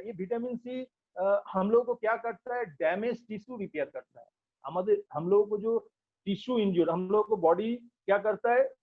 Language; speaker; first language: Hindi; non-native, local second language; Bangla